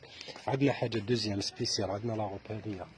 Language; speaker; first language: Arabic; native; Arabic